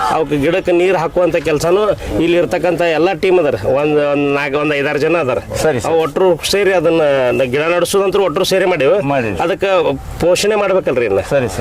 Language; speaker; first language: Kannada; native; Kannada